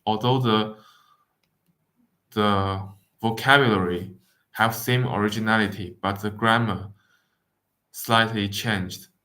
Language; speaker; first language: English; non-native, fluent; Wu Chinese